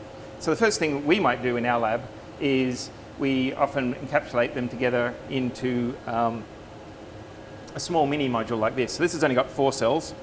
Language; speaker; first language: English; native; English